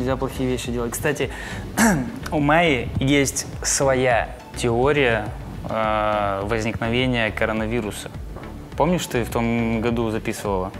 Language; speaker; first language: Russian; native; Russian